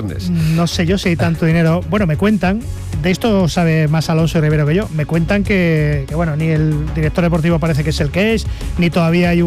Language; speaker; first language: Spanish; native; Spanish